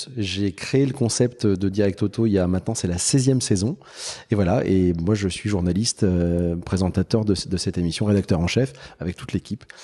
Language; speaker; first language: French; native; French